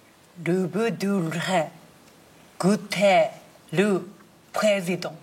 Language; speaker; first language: French; non-native, learner; Japanese